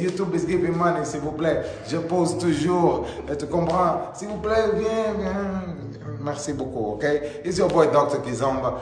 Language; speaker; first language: French; non-native, learner; Portuguese